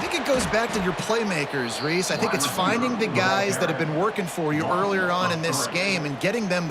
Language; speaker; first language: English; native; English